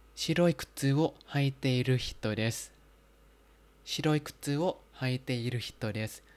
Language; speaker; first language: Japanese; non-native, fluent; Thai